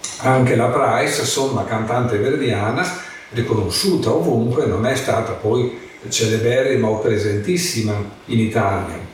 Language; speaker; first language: Italian; native; Italian